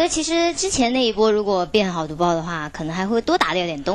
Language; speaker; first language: Chinese; native; Chinese